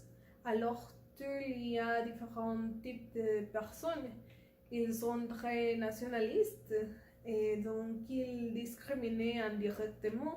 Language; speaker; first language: French; non-native, learner; Spanish